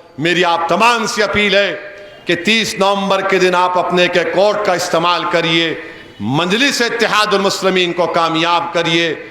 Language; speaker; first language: Urdu; native; Urdu